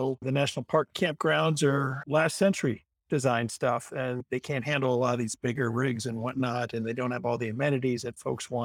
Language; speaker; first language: English; native; English